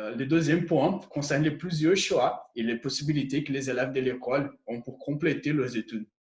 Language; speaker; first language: French; non-native, fluent; Portuguese